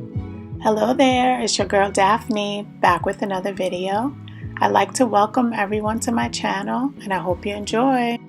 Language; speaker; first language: English; native; English